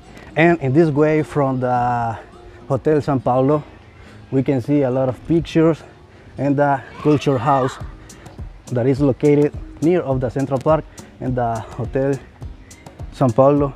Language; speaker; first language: English; non-native, learner; Spanish